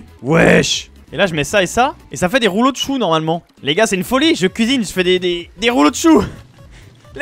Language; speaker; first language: French; native; French